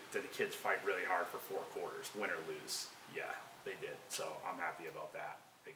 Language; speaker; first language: English; native; English